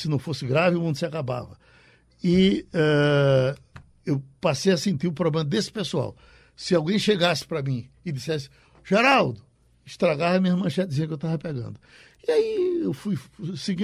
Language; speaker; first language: Portuguese; native; Portuguese